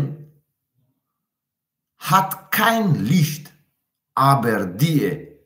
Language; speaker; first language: German; non-native, learner; Tajik